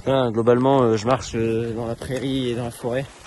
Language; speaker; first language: French; native; French